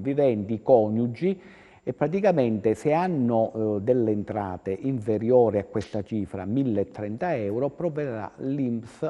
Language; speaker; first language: Italian; native; Italian